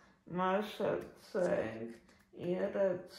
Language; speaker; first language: German; non-native, learner; Russian